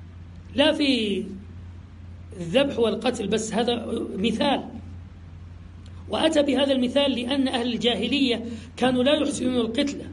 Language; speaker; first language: Arabic; native; Arabic